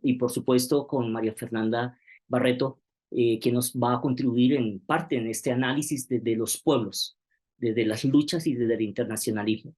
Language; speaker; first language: Spanish; native; Spanish